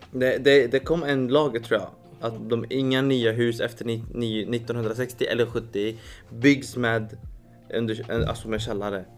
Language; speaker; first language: Swedish; non-native, fluent; Arabic